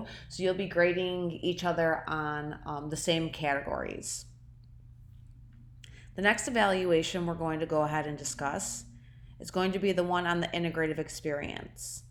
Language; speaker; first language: English; native; English